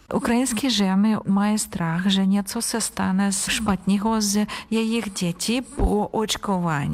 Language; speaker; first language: Czech; non-native, learner; Ukrainian